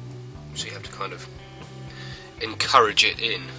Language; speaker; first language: English; native; English